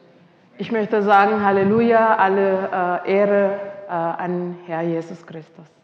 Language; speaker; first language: German; non-native, fluent; Indonesian